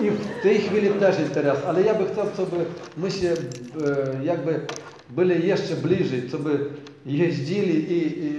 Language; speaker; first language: Polish; non-native, learner; Ukrainian